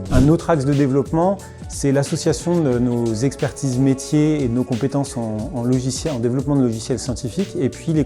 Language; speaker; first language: French; native; French